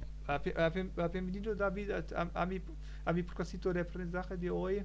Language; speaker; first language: Spanish; non-native, learner; German